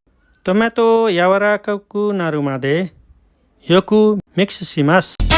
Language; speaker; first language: Japanese; non-native, learner; Nepali